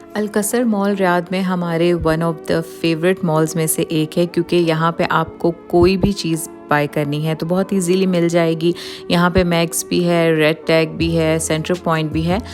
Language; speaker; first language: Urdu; native; Urdu